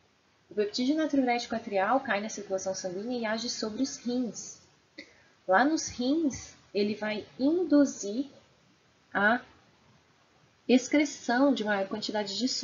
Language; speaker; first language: Portuguese; native; Portuguese